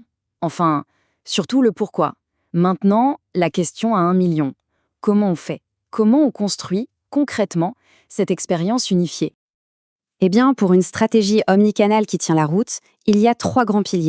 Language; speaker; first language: French; native; French